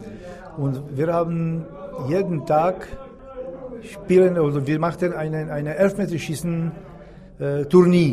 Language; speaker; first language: German; non-native, learner; Czech